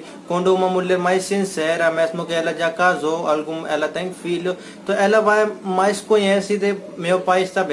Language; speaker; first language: Portuguese; non-native, learner; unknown